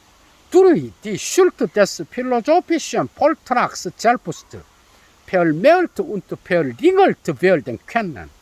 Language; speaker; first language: German; non-native, fluent; Korean